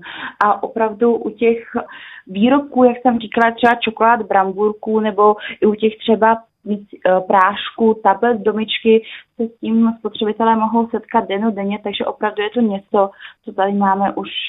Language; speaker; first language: Czech; native; Czech